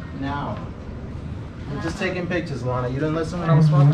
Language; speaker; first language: English; early bilingual, other home language; Spanish